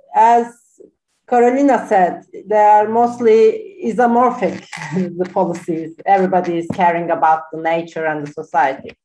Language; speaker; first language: English; non-native, fluent; Turkish